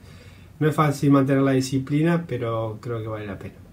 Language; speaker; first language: Spanish; native; Spanish